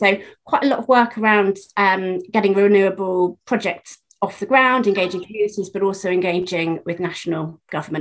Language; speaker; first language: English; native; English